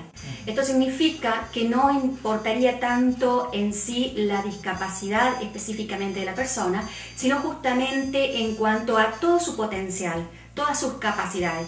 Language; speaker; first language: Spanish; native; Spanish